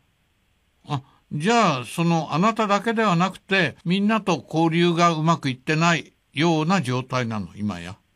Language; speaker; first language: Japanese; native; Japanese